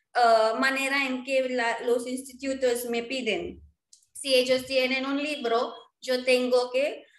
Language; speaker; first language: Spanish; non-native, fluent; Marwari